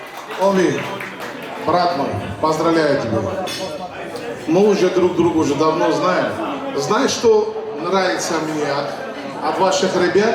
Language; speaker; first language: Russian; non-native, local second language; Turkmen